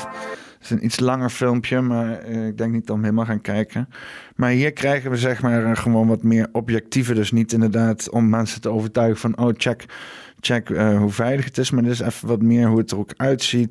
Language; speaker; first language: Dutch; native; Dutch